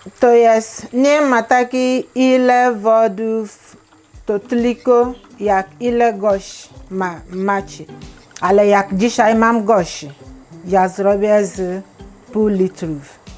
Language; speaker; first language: Polish; non-native, learner; Igbo